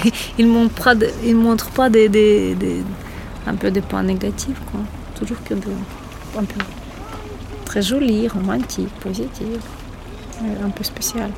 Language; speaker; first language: French; non-native, fluent; Ukrainian